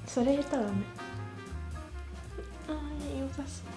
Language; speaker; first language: Japanese; native; Japanese